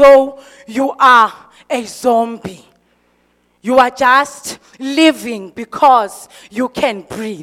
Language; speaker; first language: English; non-native, local second language; Xhosa